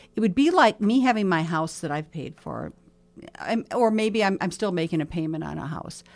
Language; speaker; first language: English; native; English